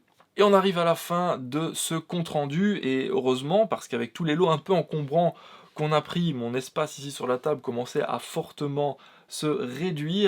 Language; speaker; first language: French; native; French